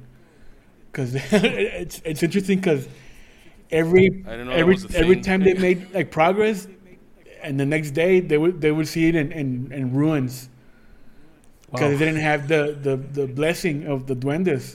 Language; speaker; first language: English; early bilingual, other home language; Spanish